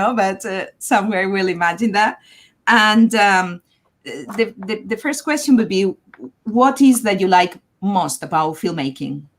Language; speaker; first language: English; non-native, fluent; Catalan